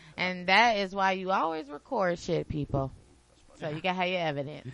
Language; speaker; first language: English; native; English